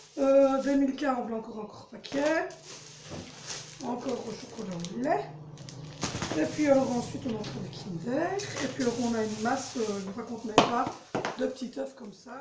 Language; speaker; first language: French; native; French